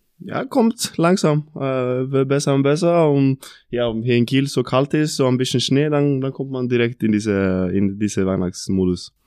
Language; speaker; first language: German; non-native, fluent; Norwegian